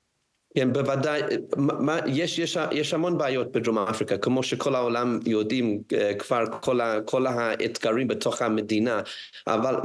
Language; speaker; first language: Hebrew; non-native, fluent; English